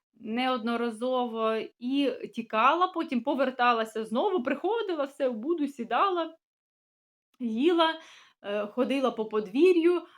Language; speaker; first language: Ukrainian; native; Ukrainian